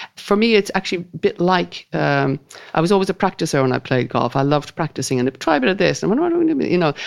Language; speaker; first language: English; native; English